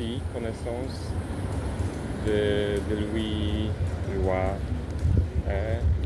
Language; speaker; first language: French; non-native, learner; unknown